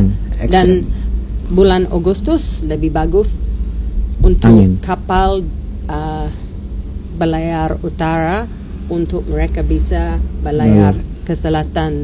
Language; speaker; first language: Indonesian; non-native, learner; English